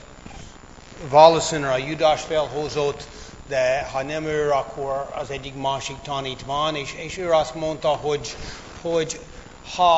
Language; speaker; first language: Hungarian; non-native, fluent; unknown